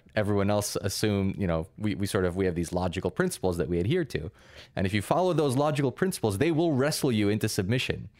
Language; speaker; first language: English; early bilingual, other home language; Russian